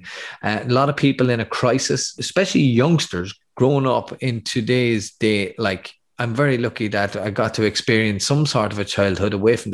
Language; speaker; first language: English; native; English